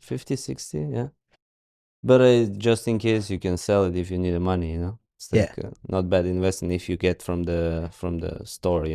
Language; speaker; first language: English; non-native, learner; Russian